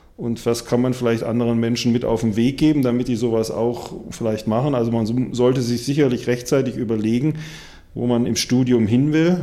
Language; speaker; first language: German; native; German